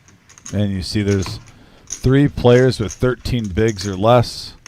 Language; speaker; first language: English; native; English